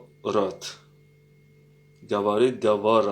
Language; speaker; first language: Russian; non-native, fluent; French